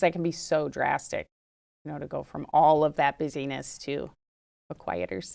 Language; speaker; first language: English; native; English